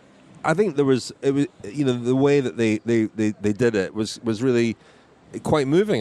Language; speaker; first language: English; native; English